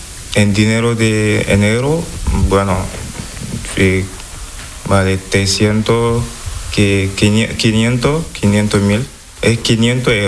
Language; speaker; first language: Spanish; non-native, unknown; Wolof